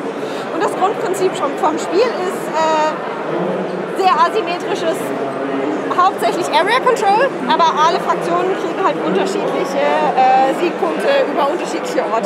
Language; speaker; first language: German; native; German